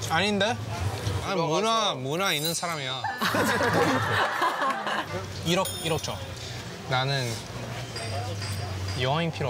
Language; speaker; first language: Korean; early bilingual, heritage; English